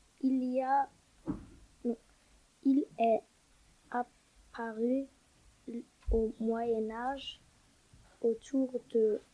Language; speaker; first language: French; non-native, learner; German